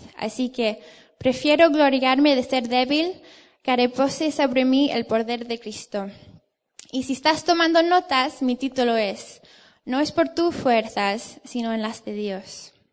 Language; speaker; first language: Spanish; non-native, fluent; English